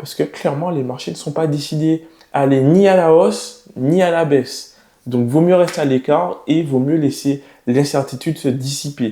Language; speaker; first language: French; native; French